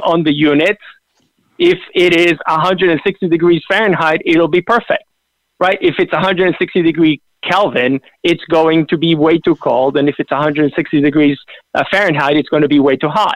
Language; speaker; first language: English; non-native, fluent; Spanish